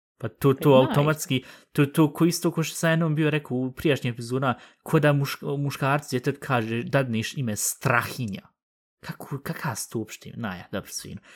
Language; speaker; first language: Bosnian; early bilingual, heritage; Bosnian